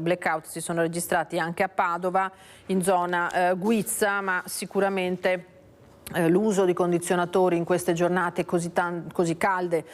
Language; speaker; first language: Italian; native; Italian